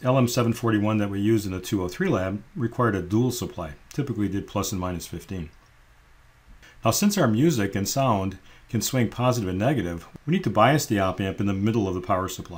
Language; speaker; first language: English; native; English